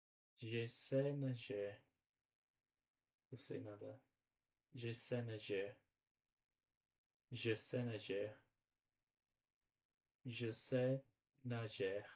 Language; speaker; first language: French; non-native, learner; Portuguese